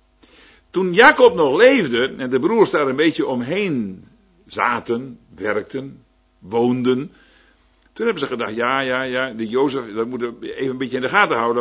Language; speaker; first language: Dutch; native; Dutch